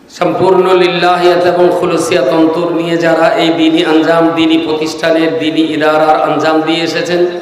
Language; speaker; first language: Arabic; non-native, fluent; Bangla